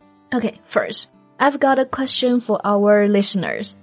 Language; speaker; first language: English; non-native, fluent; Chinese